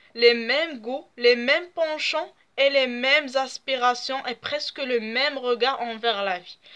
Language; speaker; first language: French; non-native, local second language; Arabic